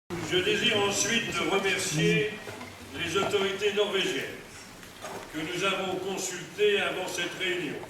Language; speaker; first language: French; native; French